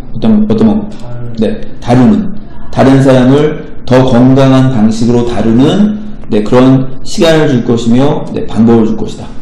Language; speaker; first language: Korean; native; Korean